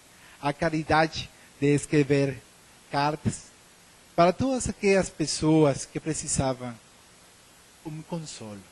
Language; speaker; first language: Portuguese; non-native, learner; Spanish